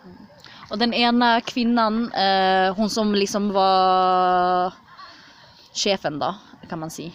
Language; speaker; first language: Swedish; early bilingual, other home language; Kurdish